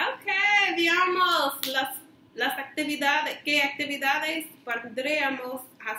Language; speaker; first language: Spanish; non-native, learner; English